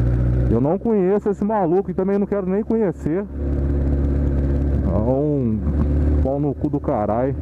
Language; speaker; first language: Portuguese; native; Portuguese